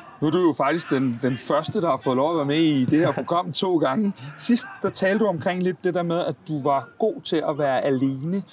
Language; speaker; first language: Danish; native; Danish